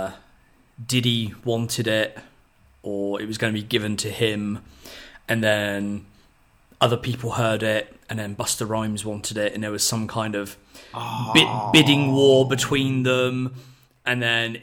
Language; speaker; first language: English; native; English